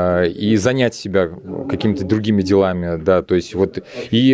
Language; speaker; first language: Russian; native; Russian